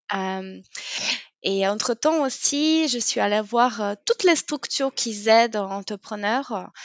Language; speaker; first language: French; non-native, fluent; Polish